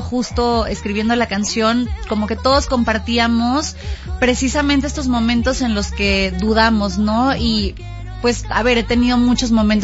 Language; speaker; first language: Spanish; native; Spanish